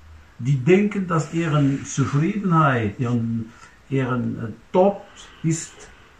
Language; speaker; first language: German; non-native, learner; Turkish